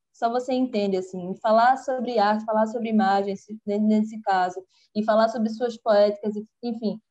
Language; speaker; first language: Portuguese; native; Portuguese